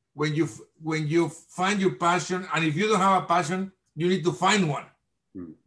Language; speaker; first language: English; non-native, fluent; Spanish